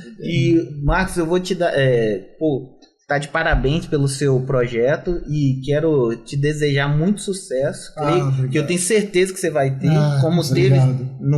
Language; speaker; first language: Portuguese; native; Portuguese